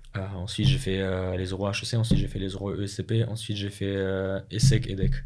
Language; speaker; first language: French; non-native, fluent; Russian